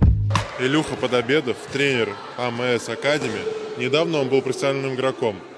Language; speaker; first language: Russian; native; Russian